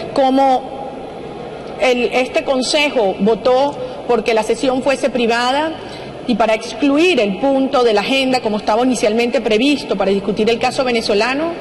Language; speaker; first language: Spanish; native; Spanish